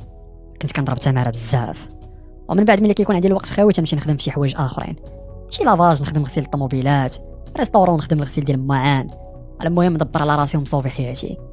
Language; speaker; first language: Arabic; native; Arabic